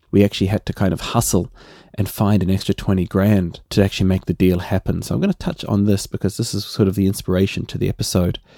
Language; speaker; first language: English; native; English